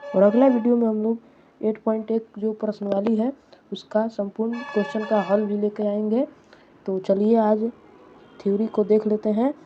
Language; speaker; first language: Hindi; native; Hindi